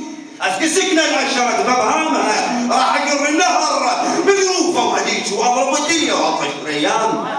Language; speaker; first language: Arabic; native; Arabic